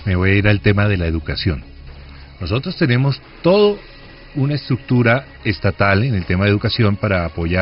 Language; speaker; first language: Spanish; native; Spanish